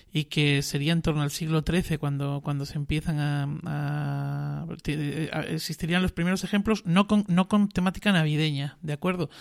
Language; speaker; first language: Spanish; native; Spanish